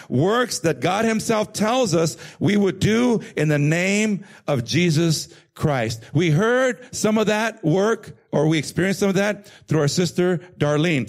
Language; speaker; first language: English; native; English